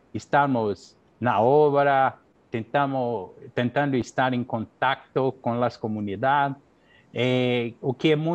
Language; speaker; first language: Portuguese; non-native, fluent; Spanish